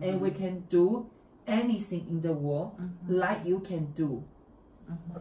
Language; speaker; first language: English; non-native, learner; Chinese